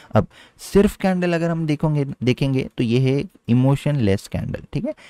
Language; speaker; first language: Hindi; native; Hindi